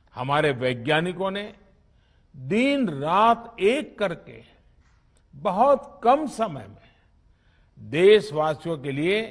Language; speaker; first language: Hindi; non-native, local second language; Gujarati